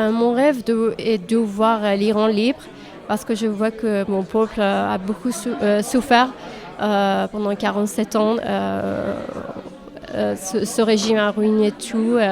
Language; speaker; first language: French; non-native, fluent; Persian